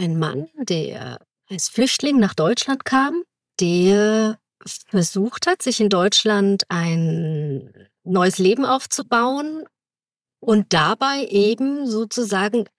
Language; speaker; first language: German; native; German